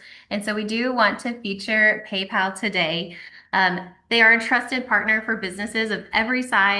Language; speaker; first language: English; native; English